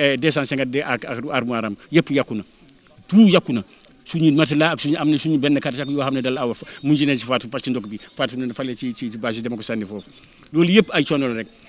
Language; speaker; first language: Wolof; non-native, local second language; Fula